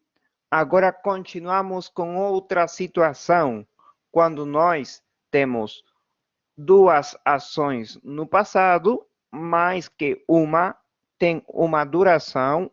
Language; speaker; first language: Portuguese; non-native, fluent; Spanish